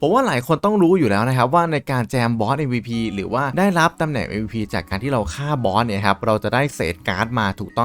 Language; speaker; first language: Thai; native; Thai